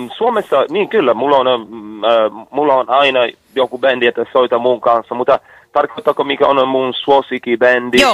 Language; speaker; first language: Finnish; non-native, learner; Italian